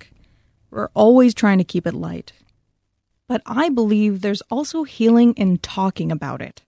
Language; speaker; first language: English; native; English